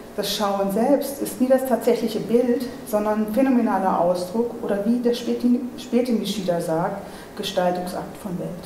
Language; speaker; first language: German; native; German